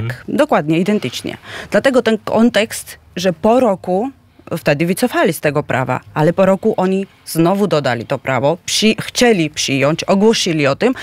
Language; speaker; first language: Polish; non-native, fluent; Georgian